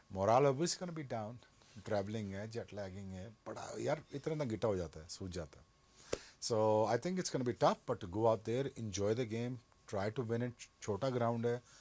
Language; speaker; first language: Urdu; non-native, local second language; Punjabi